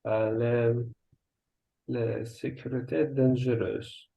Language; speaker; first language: French; non-native, learner; Russian